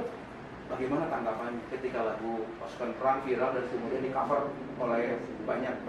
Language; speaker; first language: Indonesian; native; Indonesian